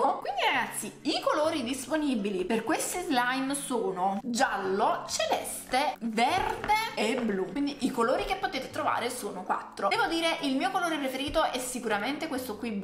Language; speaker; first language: Italian; native; Italian